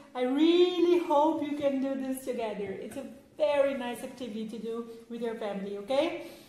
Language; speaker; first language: English; non-native, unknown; Portuguese